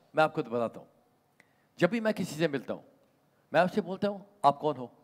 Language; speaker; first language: Hindi; native; Hindi